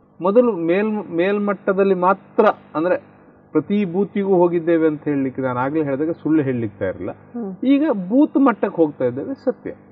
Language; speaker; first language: Kannada; native; Kannada